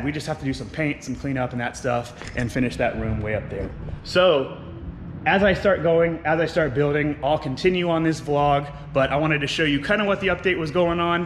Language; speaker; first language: English; native; English